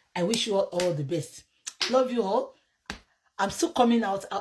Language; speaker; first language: English; non-native, local second language; Yoruba